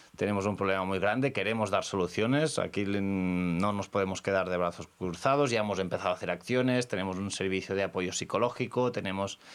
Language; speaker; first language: Spanish; native; Spanish